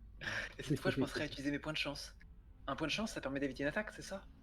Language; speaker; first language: French; native; French